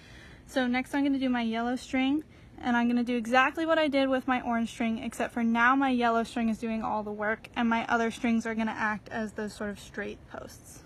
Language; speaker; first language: English; native; English